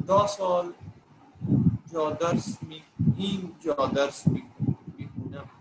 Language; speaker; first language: Persian; non-native, learner; Urdu